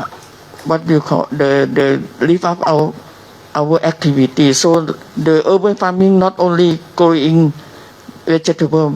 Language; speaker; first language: English; non-native, learner; Thai